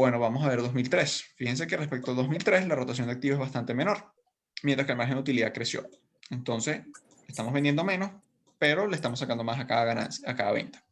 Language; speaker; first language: Spanish; native; Spanish